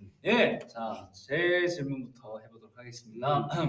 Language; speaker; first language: Korean; native; Korean